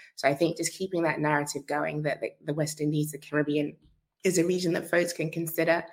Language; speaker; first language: English; native; English